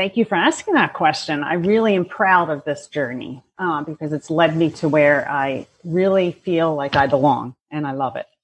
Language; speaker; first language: English; native; English